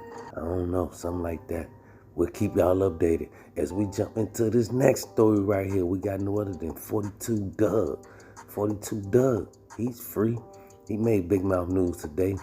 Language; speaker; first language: English; native; English